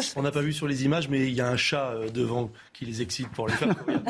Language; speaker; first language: French; native; French